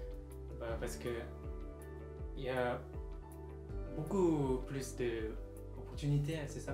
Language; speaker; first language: French; non-native, fluent; Korean